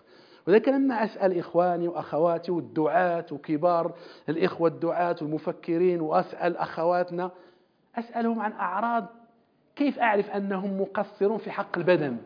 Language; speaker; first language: Arabic; native; Arabic